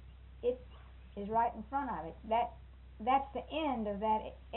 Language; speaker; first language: English; native; English